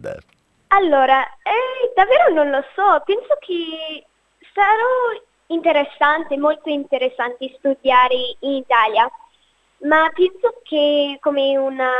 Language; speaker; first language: Italian; non-native, learner; English